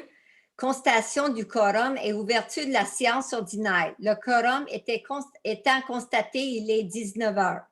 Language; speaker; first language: French; native; French